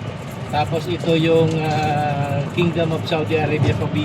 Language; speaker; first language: Filipino; native; Filipino